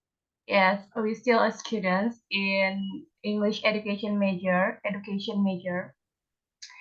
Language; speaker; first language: English; non-native, learner; Indonesian